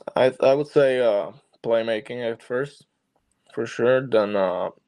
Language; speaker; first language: English; non-native, fluent; Slovak